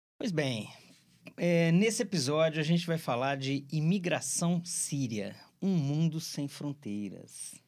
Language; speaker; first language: Portuguese; native; Portuguese